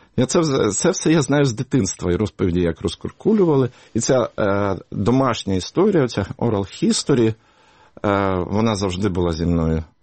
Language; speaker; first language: Ukrainian; native; Ukrainian